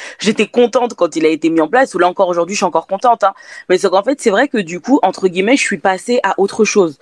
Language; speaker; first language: French; native; French